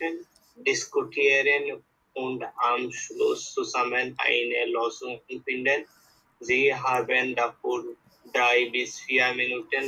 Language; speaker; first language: German; non-native, learner; Bangla